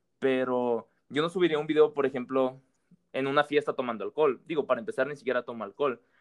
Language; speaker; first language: Spanish; native; Spanish